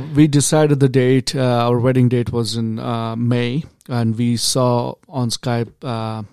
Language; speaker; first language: English; non-native, local second language; Kannada